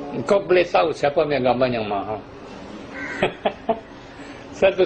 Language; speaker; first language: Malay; non-native, local second language; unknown